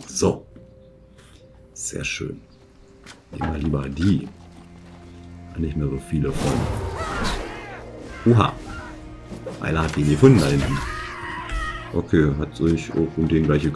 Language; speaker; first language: German; native; German